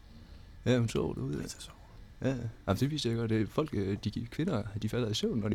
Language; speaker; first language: Danish; native; Danish